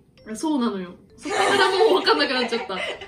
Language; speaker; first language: Japanese; native; Japanese